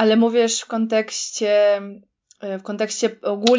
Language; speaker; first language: Polish; non-native, fluent; Russian